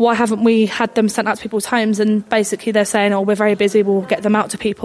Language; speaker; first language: English; native; English